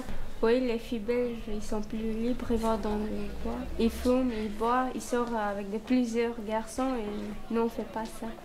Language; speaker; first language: French; early bilingual, other home language; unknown